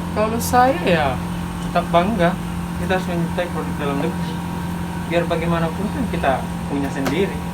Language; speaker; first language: Indonesian; non-native, local second language; Buginese